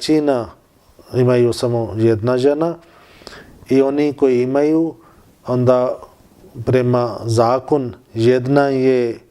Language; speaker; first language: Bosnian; non-native, learner; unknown